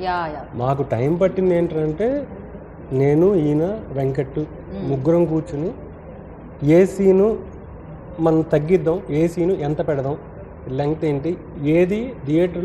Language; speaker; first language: Telugu; native; Telugu